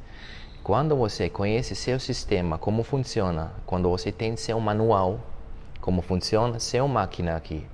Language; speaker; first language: Portuguese; non-native, fluent; German